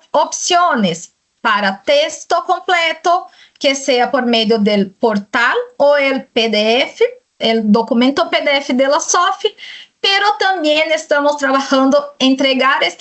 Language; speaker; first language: Spanish; non-native, fluent; Portuguese